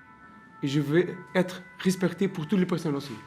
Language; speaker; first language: French; non-native, learner; Portuguese